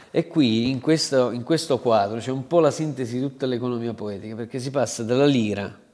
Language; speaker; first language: Italian; native; Italian